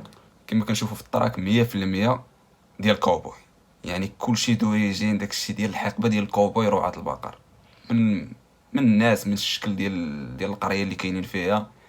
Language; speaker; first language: Arabic; native; Arabic